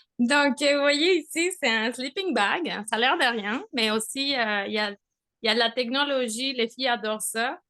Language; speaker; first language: French; non-native, fluent; Spanish